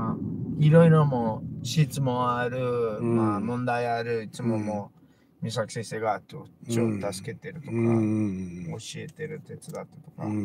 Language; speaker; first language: Japanese; non-native, learner; Portuguese